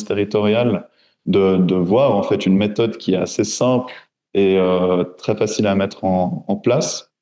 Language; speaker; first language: French; native; French